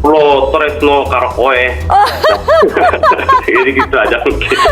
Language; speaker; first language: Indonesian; non-native, fluent; Korean